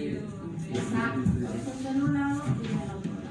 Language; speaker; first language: Spanish; native; Spanish